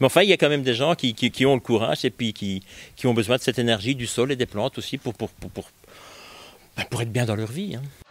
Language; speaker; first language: French; native; French